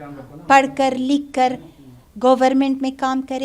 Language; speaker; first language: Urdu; non-native, learner; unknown